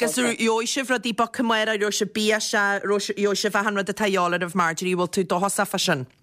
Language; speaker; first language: Irish; native; Irish